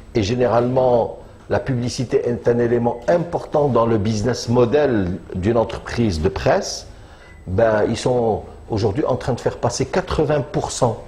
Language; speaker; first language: French; non-native, local second language; Arabic